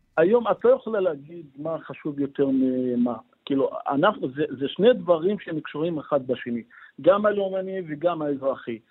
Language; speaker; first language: Hebrew; non-native, local second language; Arabic